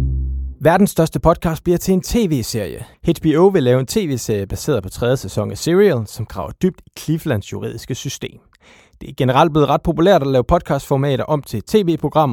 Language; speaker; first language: Danish; native; Danish